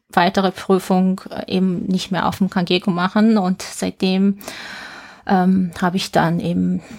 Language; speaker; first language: German; non-native, fluent; Japanese